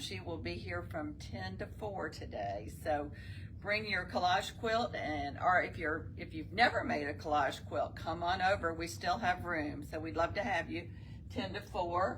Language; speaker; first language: English; native; English